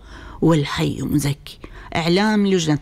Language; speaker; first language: Arabic; native; Arabic